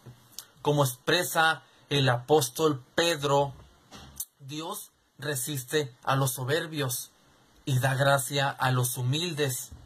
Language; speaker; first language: Spanish; native; Spanish